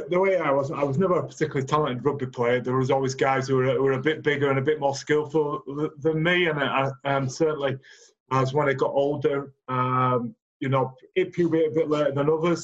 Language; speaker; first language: English; native; English